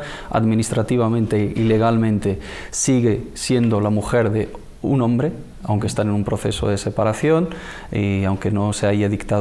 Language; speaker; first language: Spanish; native; Spanish